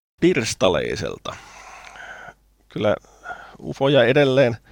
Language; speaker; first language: Finnish; native; Finnish